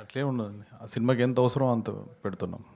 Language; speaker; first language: Telugu; native; Telugu